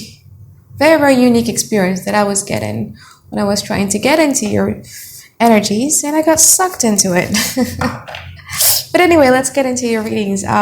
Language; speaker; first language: English; non-native, fluent; Indonesian